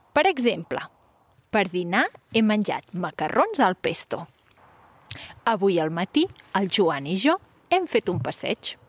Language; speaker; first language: Catalan; native; Catalan